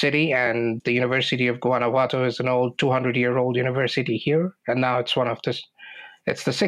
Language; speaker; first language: English; non-native, local second language; Bangla